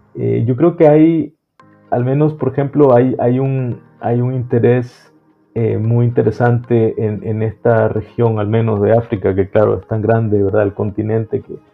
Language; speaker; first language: Spanish; native; Spanish